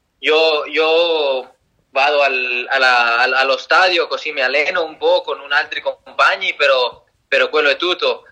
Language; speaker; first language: Italian; non-native, learner; Spanish